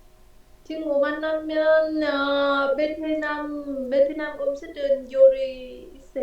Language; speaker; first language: Korean; non-native, learner; Vietnamese